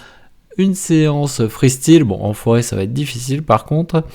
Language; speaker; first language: French; native; French